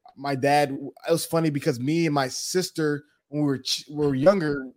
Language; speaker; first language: English; early bilingual, other home language; Yoruba